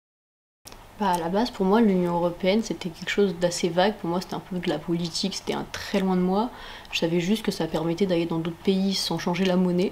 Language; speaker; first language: French; native; French